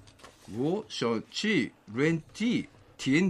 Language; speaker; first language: Chinese; non-native, learner; Japanese